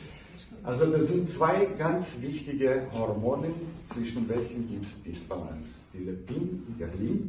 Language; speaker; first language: German; non-native, fluent; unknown